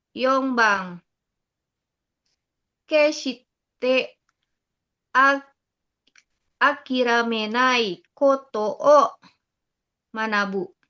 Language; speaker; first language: Japanese; non-native, learner; Indonesian